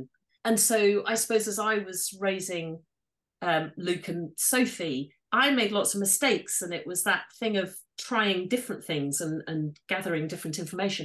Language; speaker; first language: English; native; English